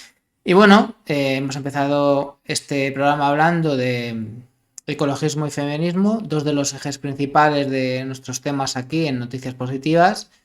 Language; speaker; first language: Spanish; native; Spanish